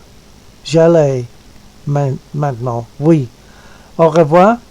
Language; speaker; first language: French; non-native, learner; English